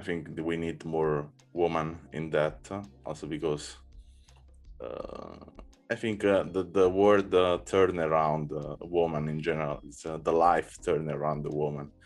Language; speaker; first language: English; non-native, learner; Italian